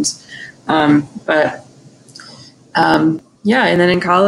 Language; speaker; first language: English; native; English